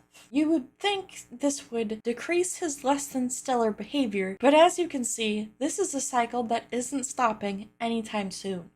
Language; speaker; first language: English; native; English